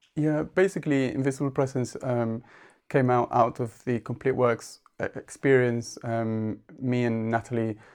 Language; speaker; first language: English; non-native, fluent; Spanish